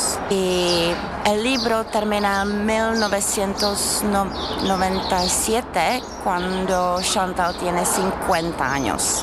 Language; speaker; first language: Spanish; non-native, learner; Czech